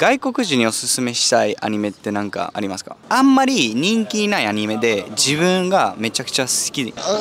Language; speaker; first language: Japanese; early bilingual, heritage; Spanish